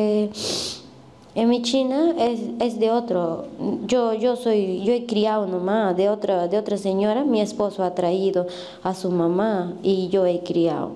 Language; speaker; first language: Spanish; native; Spanish